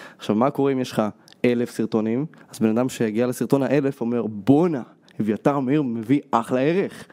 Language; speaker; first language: Hebrew; early bilingual, other home language; Russian